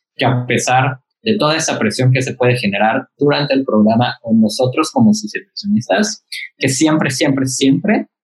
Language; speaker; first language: Spanish; native; Spanish